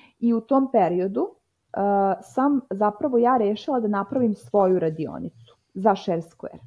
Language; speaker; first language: Serbian; native; Serbian